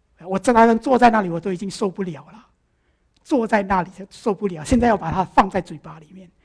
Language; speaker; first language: Chinese; early bilingual, heritage; Chinese